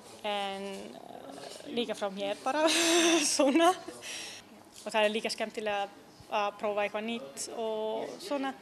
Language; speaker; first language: Icelandic; non-native, learner; Italian